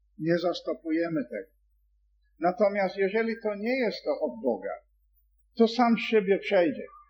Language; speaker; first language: Polish; non-native, fluent; English